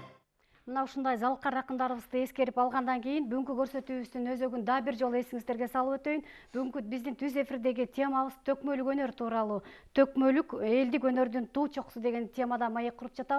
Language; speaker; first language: Kyrgyz; native; Kyrgyz